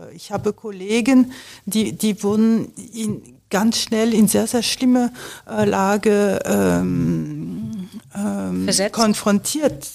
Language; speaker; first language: German; non-native, fluent; French